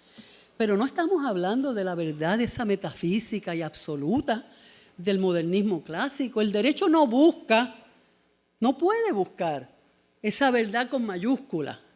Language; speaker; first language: Spanish; native; Spanish